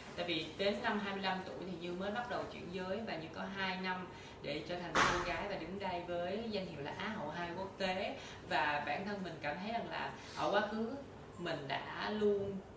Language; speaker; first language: Vietnamese; native; Vietnamese